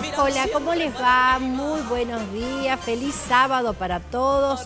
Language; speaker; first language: Spanish; native; Spanish